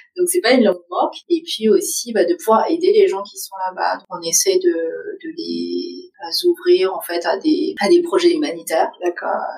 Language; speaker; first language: French; early bilingual, other home language; Vietnamese